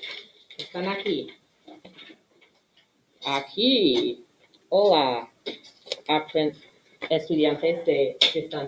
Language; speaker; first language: Spanish; non-native, fluent; English